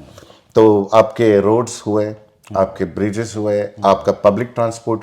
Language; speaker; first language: Hindi; native; Hindi